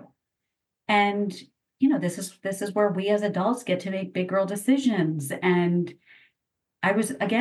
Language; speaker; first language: English; native; English